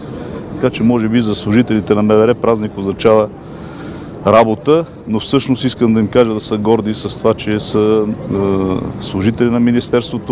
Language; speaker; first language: Bulgarian; native; Bulgarian